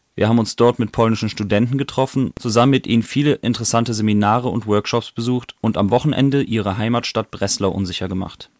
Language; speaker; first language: German; native; German